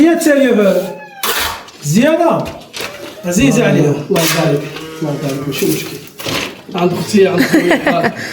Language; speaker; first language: Arabic; native; Arabic